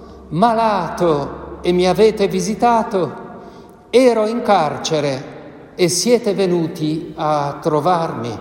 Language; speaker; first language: Italian; native; Italian